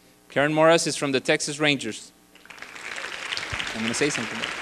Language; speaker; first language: English; early bilingual, other home language; Spanish